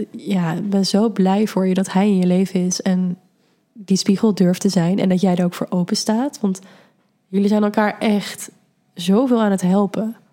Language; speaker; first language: Dutch; native; Dutch